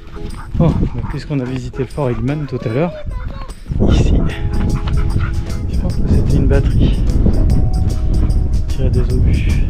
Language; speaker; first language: French; native; French